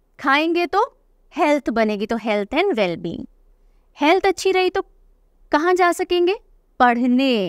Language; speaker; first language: Hindi; native; Hindi